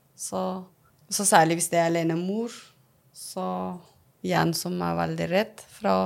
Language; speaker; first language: Norwegian; non-native, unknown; Persian